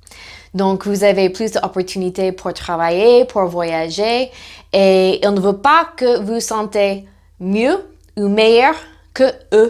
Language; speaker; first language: French; non-native, fluent; English